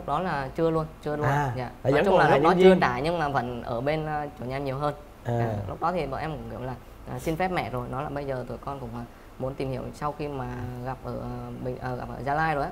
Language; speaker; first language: Vietnamese; native; Vietnamese